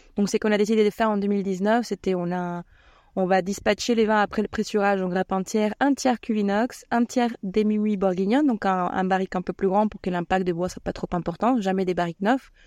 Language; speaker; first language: French; non-native, fluent; Spanish